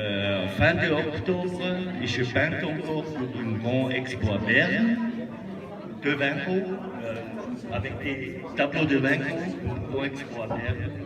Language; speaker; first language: French; non-native, learner; German